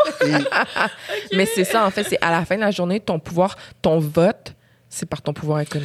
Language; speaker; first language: French; native; French